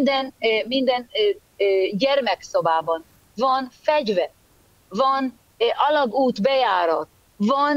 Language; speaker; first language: Hungarian; early bilingual, heritage; Hebrew